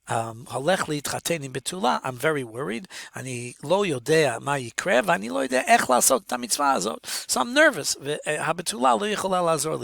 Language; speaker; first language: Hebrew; non-native, fluent; English